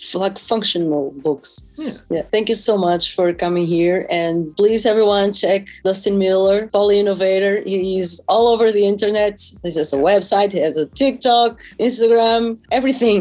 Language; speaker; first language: English; non-native, fluent; Portuguese